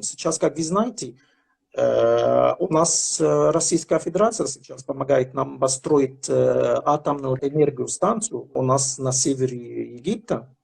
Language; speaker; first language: Russian; non-native, fluent; Arabic